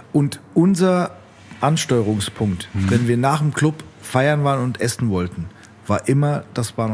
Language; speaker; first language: German; native; German